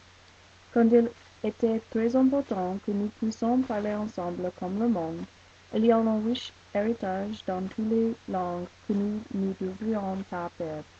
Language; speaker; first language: French; non-native, learner; English